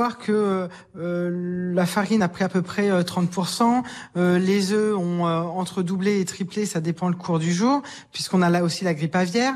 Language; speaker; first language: French; native; French